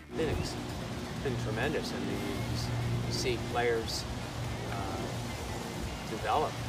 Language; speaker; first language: English; early bilingual, other home language; Arabic